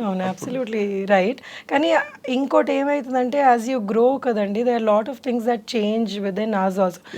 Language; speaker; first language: Telugu; native; Telugu